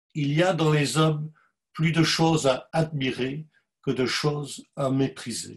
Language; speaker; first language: French; non-native, fluent; English